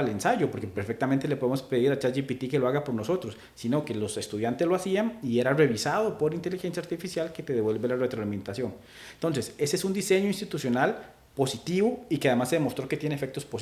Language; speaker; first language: Spanish; native; Spanish